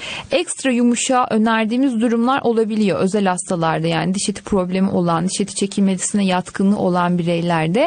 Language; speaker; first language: Turkish; native; Turkish